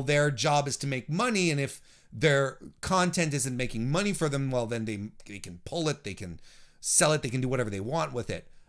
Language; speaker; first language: English; native; English